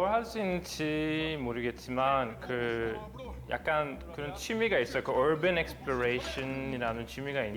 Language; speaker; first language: Korean; non-native, fluent; Norwegian